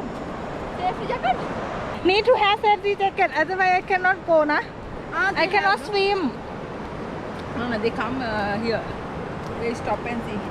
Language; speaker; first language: English; non-native, learner; Thai